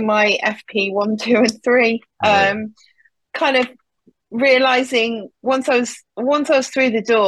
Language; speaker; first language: English; native; English